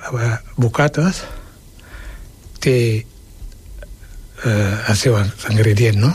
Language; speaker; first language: Catalan; non-native, fluent; Wolof